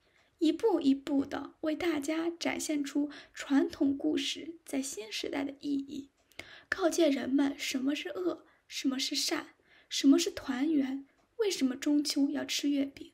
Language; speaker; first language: Chinese; early bilingual, heritage; Chinese